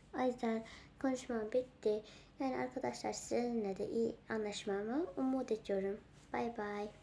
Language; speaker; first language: Turkish; early bilingual, heritage; Turkmen